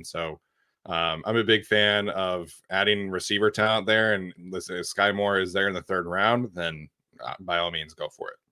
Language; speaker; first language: English; native; English